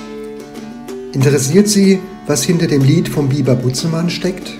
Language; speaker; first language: German; native; German